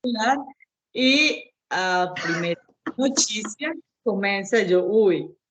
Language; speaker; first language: Portuguese; non-native, learner; Spanish